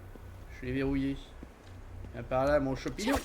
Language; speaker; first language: French; native; French